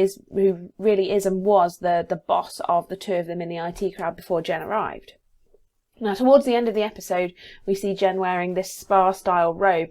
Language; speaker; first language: English; native; English